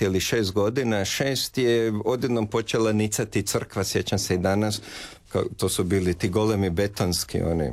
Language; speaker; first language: Serbian; native; Serbian